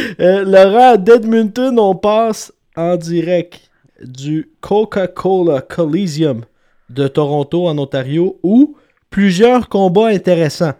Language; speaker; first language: French; native; French